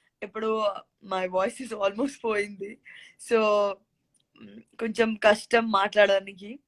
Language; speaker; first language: Telugu; non-native, learner; Gujarati